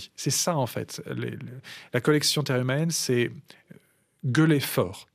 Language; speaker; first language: French; native; French